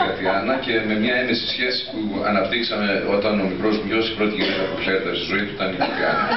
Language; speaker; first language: Greek; native; Greek